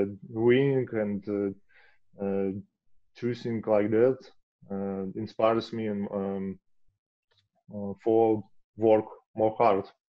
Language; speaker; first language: English; non-native, learner; Russian